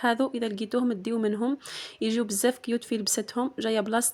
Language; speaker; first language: Arabic; native; Arabic